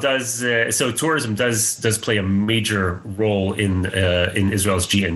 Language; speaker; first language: English; native; English